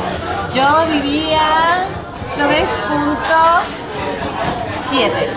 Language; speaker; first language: Spanish; non-native, fluent; Japanese